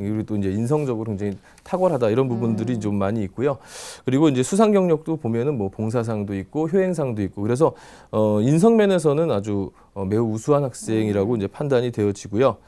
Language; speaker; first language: Korean; native; Korean